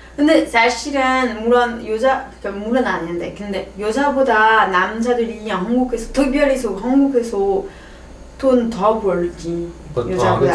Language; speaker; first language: Korean; non-native, learner; French